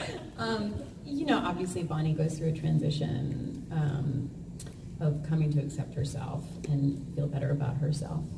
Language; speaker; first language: English; native; English